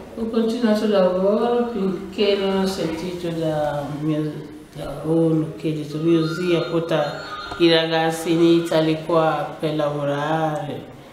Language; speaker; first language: Italian; non-native, learner; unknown